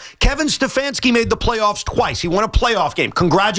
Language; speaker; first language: English; native; English